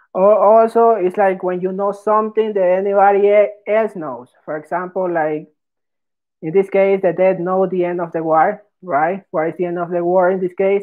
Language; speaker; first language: English; non-native, fluent; Spanish